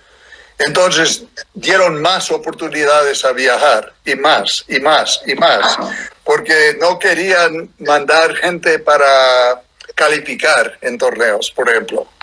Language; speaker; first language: Spanish; non-native, fluent; English